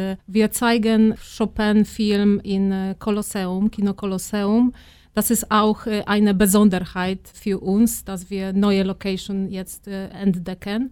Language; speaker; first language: German; non-native, fluent; Polish